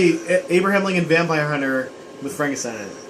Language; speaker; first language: English; native; English